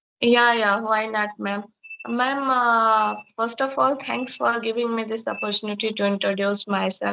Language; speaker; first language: English; non-native, learner; Hindi